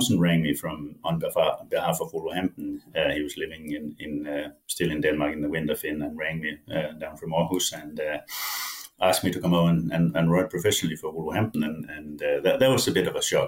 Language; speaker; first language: English; non-native, fluent; Danish